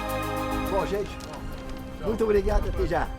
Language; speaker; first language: Portuguese; non-native, fluent; French